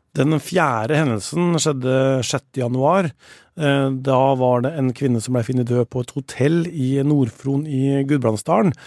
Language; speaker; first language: Norwegian; native; Norwegian